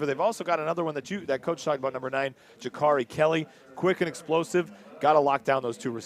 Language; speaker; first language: English; native; English